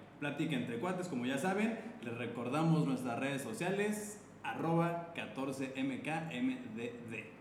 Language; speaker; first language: Spanish; native; Spanish